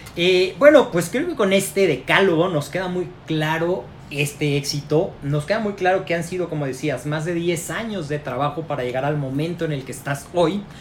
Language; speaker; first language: Spanish; native; Spanish